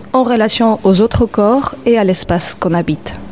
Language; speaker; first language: French; non-native, fluent; Spanish